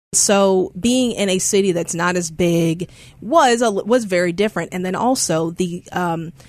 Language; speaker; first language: English; native; English